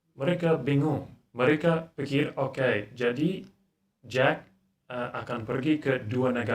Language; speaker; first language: Indonesian; non-native, learner; English